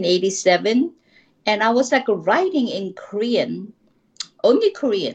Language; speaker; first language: English; non-native, fluent; Korean